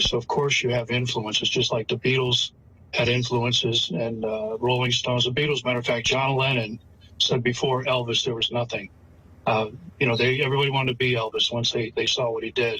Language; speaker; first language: English; native; English